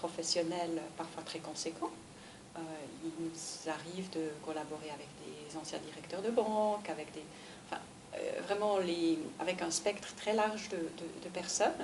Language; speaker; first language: French; native; French